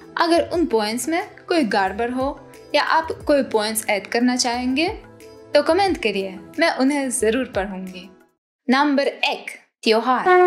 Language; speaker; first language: Hindi; non-native, fluent; Ukrainian